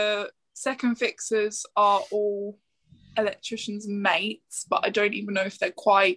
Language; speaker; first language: English; native; English